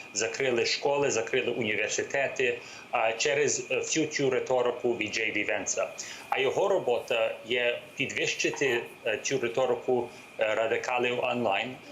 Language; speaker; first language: Ukrainian; early bilingual, heritage; English